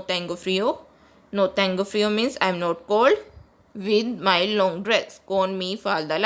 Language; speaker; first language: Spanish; non-native, learner; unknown